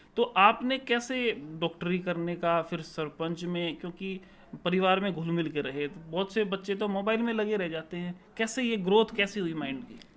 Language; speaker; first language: Hindi; native; Hindi